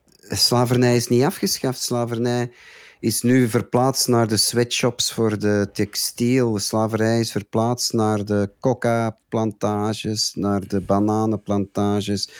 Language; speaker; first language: Dutch; native; Dutch